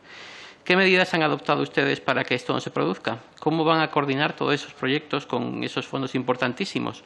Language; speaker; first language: Spanish; native; Spanish